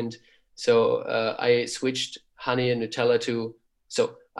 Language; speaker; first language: English; non-native, fluent; German